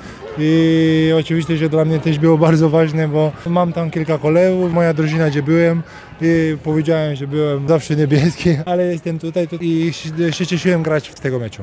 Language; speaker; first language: Polish; non-native, learner; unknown